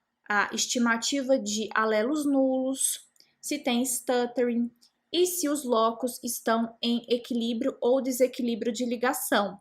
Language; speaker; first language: Portuguese; native; Portuguese